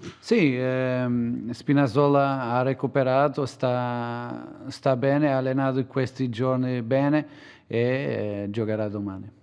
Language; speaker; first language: Italian; non-native, fluent; Portuguese